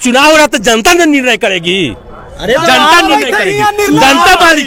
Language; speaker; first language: Hindi; native; Hindi